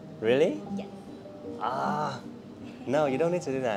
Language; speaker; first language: English; non-native, learner; Vietnamese